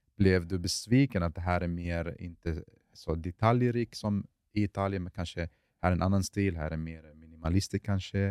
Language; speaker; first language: Swedish; early bilingual, other home language; Arabic